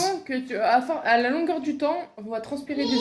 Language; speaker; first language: French; native; French